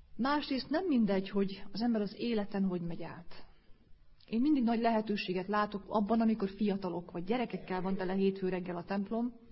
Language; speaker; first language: Hungarian; native; Hungarian